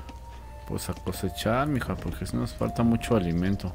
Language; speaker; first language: Spanish; native; Spanish